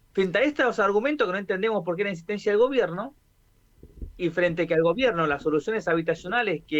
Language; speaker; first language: Spanish; native; Spanish